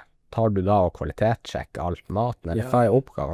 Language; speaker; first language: Norwegian; native; Norwegian